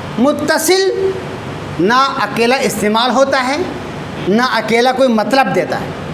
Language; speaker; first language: Urdu; native; Urdu